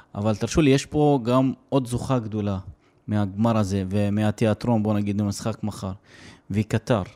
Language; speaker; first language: Hebrew; non-native, local second language; Arabic